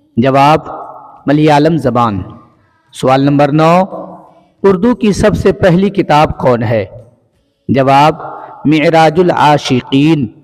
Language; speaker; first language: Urdu; native; Urdu